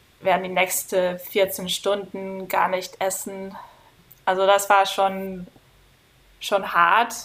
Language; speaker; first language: German; non-native, fluent; English